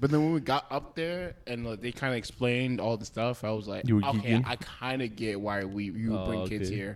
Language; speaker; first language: English; native; English